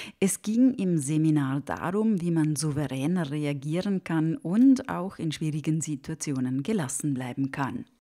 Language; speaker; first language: German; native; German